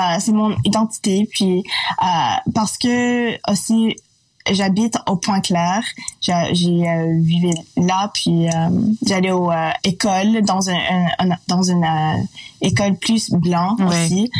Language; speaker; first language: French; non-native, local second language; English